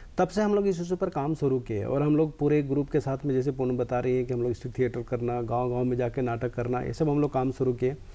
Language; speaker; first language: Hindi; native; Hindi